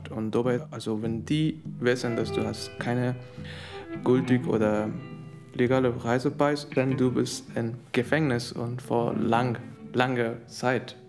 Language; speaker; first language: German; non-native, fluent; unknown